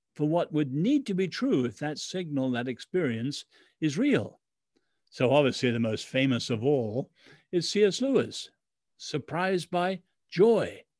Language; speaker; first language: English; early bilingual, other home language; Chinese